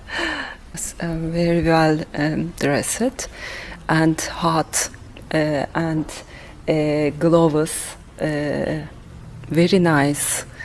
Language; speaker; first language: English; non-native, learner; Turkish